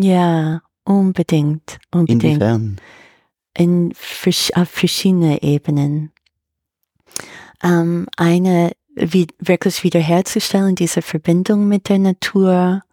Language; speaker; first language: German; non-native, fluent; English